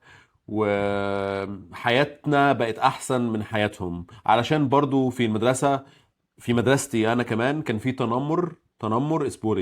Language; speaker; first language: Arabic; native; Arabic